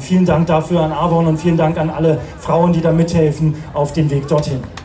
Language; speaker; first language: German; native; German